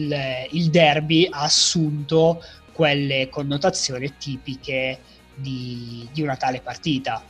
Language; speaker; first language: Italian; native; Italian